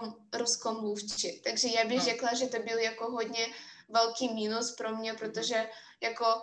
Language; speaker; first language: Czech; non-native, fluent; Russian